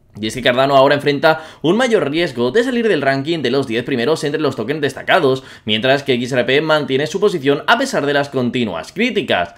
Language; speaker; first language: Spanish; native; Spanish